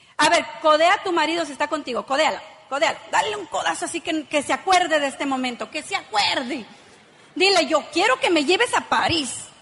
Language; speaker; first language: Spanish; native; Spanish